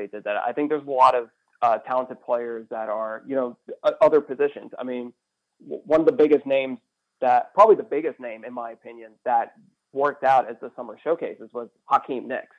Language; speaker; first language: English; native; English